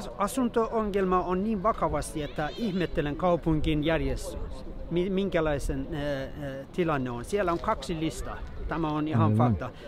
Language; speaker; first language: Finnish; non-native, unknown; Persian